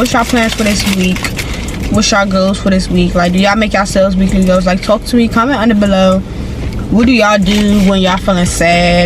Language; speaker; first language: English; native; English